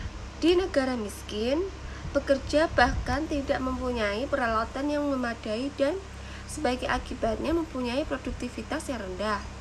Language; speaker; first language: Indonesian; native; Indonesian